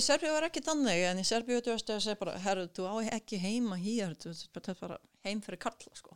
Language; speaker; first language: Icelandic; non-native, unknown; Serbian